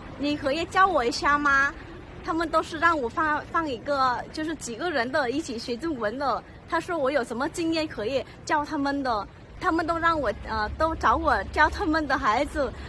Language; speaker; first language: Chinese; non-native, learner; Vietnamese